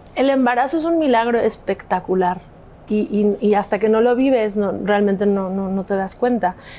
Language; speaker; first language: Spanish; native; Spanish